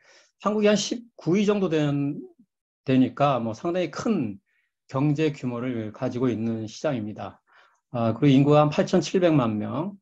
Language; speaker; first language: Korean; native; Korean